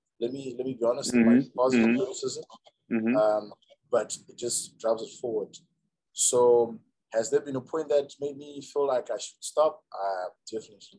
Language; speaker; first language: English; non-native, local second language; Shona